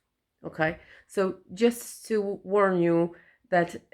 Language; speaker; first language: English; non-native, fluent; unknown